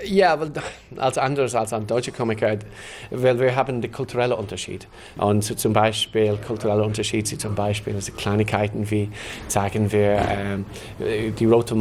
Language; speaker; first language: German; non-native, fluent; English